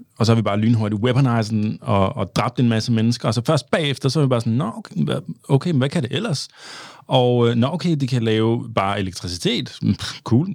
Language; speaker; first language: Danish; early bilingual, other home language; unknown